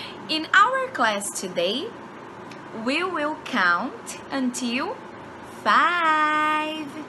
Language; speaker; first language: English; non-native, fluent; Portuguese